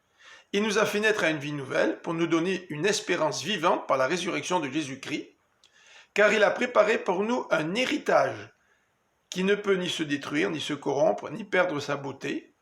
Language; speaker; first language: French; native; French